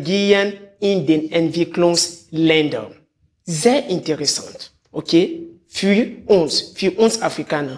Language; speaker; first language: German; non-native, fluent; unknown